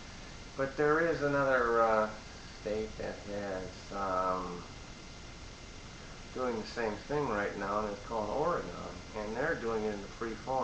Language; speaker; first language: English; native; English